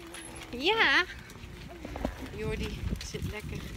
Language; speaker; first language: Dutch; native; Dutch